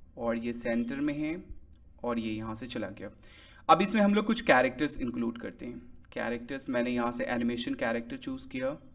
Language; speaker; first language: Hindi; native; Hindi